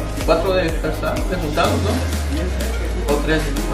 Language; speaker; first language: Spanish; early bilingual, other home language; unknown